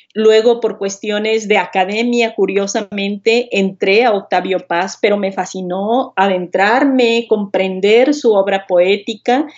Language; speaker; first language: Spanish; native; Spanish